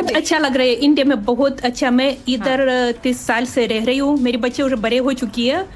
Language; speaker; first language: Hindi; non-native, learner; Russian